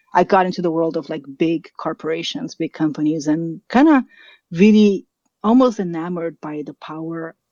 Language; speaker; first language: English; non-native, fluent; Portuguese